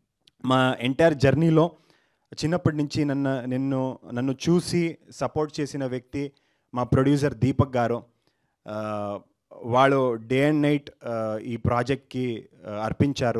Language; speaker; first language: Telugu; non-native, learner; Kannada